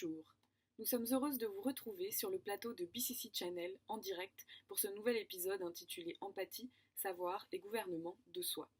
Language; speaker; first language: French; native; French